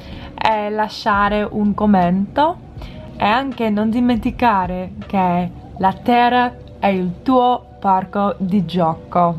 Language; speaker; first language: Italian; non-native, learner; English